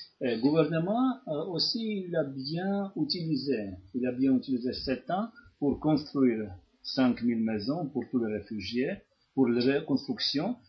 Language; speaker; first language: French; non-native, fluent; Georgian